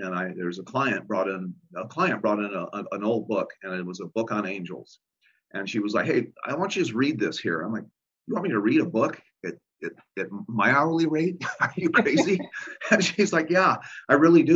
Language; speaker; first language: English; native; English